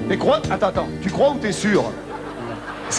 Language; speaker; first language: French; native; French